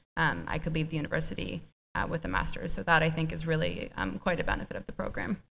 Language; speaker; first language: English; native; English